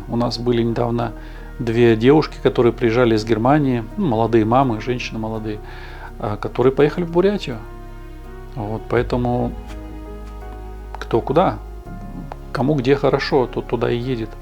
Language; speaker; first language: Russian; native; Russian